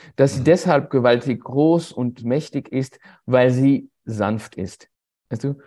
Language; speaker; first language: German; non-native, fluent; French